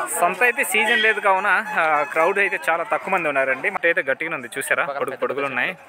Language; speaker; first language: Telugu; non-native, local second language; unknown